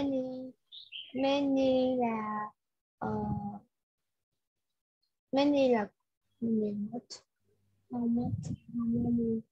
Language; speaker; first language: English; non-native, learner; Vietnamese